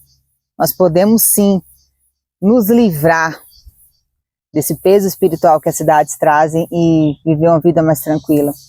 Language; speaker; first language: Portuguese; native; Portuguese